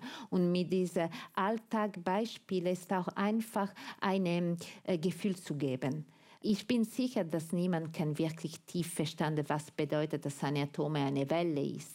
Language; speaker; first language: German; non-native, fluent; Italian